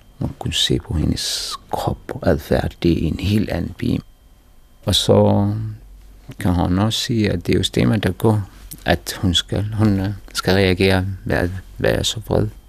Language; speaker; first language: Danish; non-native, fluent; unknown